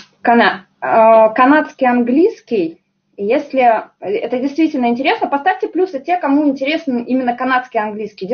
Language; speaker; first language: Russian; native; Russian